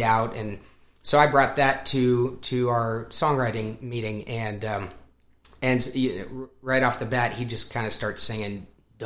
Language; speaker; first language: English; native; English